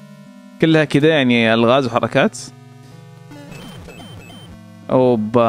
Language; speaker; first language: Arabic; native; Arabic